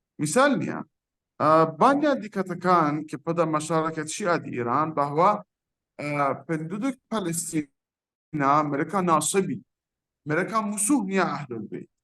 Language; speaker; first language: Indonesian; non-native, fluent; Persian